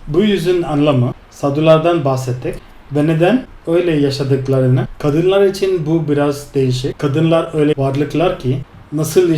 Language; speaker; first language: Turkish; non-native, fluent; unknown